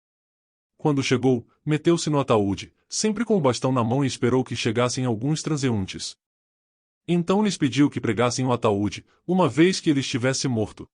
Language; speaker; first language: Portuguese; native; Portuguese